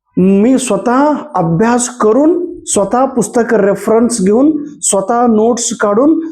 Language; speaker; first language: Marathi; non-native, local second language; Kannada